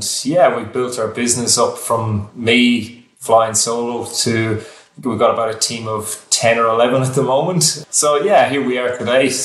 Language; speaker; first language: English; native; English